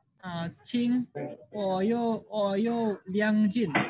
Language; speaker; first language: Chinese; non-native, learner; Bangla